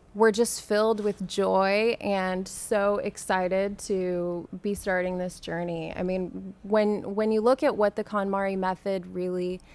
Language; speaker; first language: English; native; English